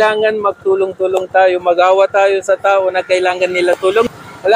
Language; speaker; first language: Filipino; non-native, learner; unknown